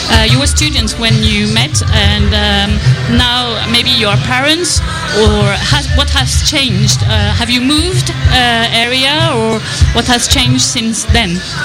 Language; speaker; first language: English; non-native, fluent; French